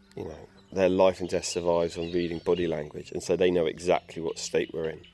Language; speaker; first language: English; native; English